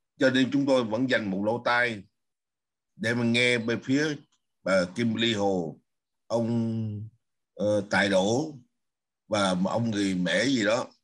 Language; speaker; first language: Vietnamese; native; Vietnamese